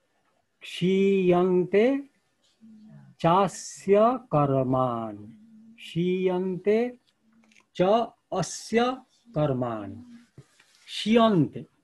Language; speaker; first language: Japanese; non-native, fluent; Bangla